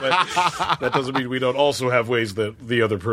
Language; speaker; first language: English; native; English